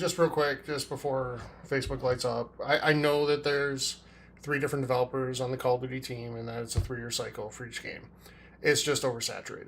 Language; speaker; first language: English; native; English